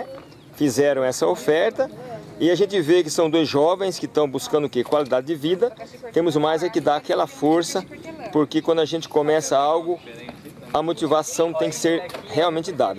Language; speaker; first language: Portuguese; native; Portuguese